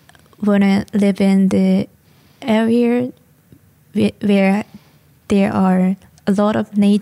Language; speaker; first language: English; non-native, learner; Japanese